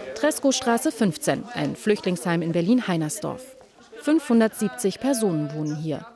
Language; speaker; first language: German; native; German